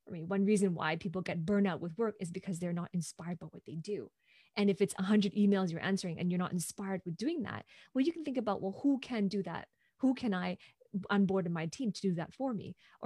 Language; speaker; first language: English; non-native, local second language; Cantonese